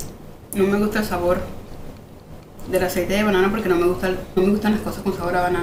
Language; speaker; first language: Spanish; native; Spanish